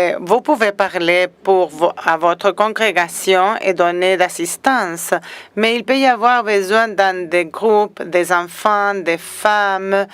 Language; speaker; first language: French; non-native, fluent; Spanish